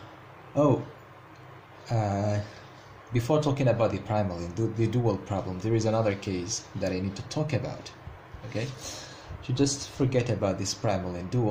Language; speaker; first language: English; non-native, fluent; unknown